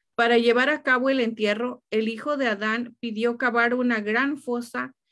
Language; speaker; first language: Spanish; native; Spanish